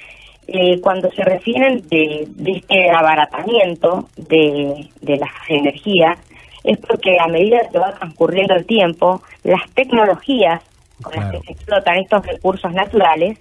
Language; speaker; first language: Spanish; native; Spanish